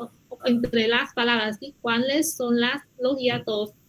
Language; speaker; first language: Spanish; non-native, learner; Vietnamese